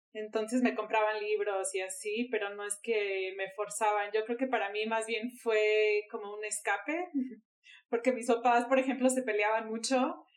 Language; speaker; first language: Spanish; early bilingual, heritage; Spanish